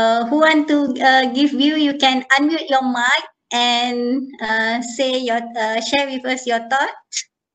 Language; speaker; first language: English; non-native, local second language; Malay